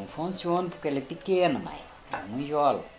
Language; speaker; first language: Portuguese; native; Portuguese